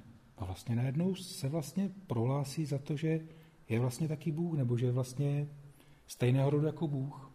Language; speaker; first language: Czech; native; Czech